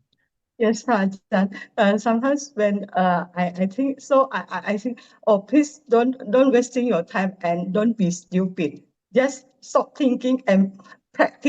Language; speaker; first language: English; non-native, learner; Indonesian